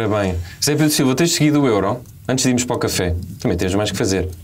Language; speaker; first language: Portuguese; native; Portuguese